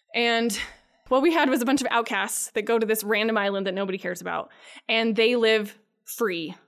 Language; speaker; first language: English; native; English